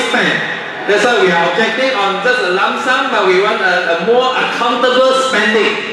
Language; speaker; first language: English; non-native, local second language; Malay